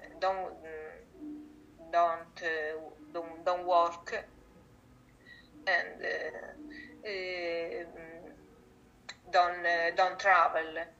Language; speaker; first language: English; non-native, learner; Italian